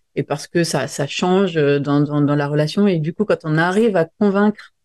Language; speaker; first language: French; native; French